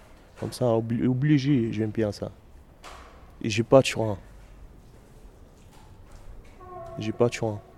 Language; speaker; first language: French; non-native, learner; Arabic